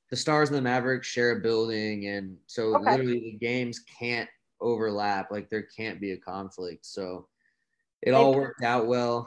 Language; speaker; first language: English; native; English